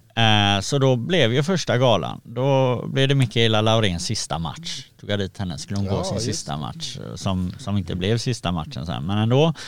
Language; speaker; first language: Swedish; native; Swedish